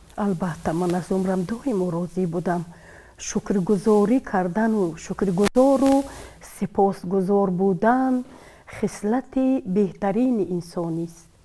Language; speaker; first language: Tajik; non-native, local second language; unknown